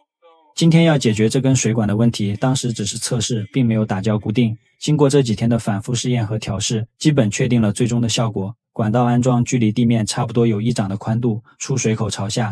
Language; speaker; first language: Chinese; native; Chinese